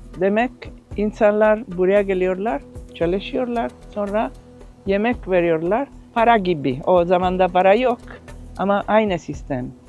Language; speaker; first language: Turkish; non-native, learner; Italian